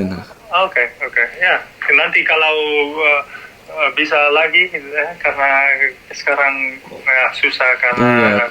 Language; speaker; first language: Indonesian; non-native, learner; Dutch